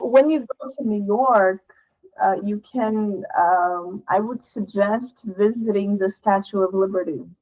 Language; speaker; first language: English; non-native, fluent; Portuguese